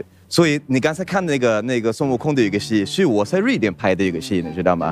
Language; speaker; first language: Chinese; non-native, fluent; Swedish